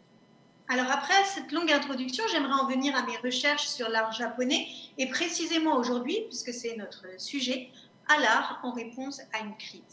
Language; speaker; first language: French; native; French